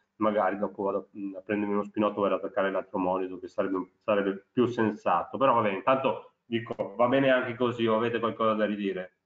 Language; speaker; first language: Italian; native; Italian